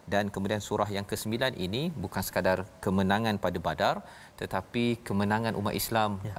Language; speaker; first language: Malay; native; Malay